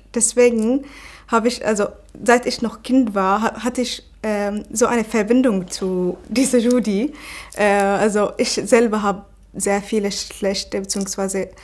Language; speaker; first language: German; non-native, fluent; Arabic